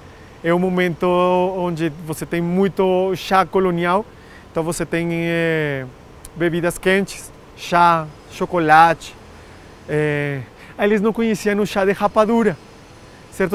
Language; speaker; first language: Portuguese; non-native, fluent; Spanish